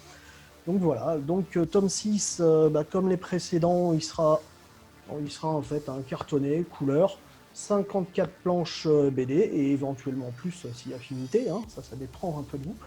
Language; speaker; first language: French; native; French